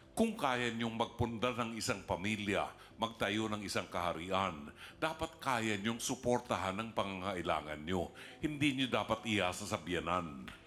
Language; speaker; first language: Filipino; native; Filipino